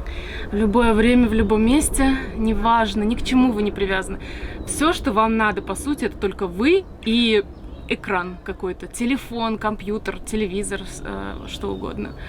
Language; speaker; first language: Russian; native; Russian